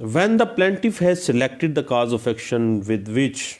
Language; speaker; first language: English; non-native, local second language; Urdu